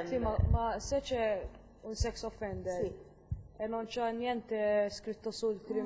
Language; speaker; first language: Italian; non-native, learner; Maltese